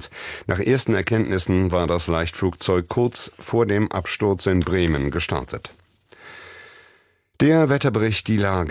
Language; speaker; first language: German; native; German